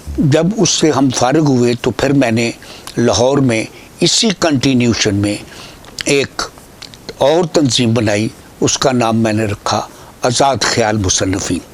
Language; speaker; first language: Urdu; non-native, local second language; Punjabi